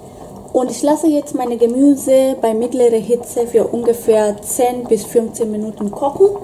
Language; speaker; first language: German; non-native, fluent; Swahili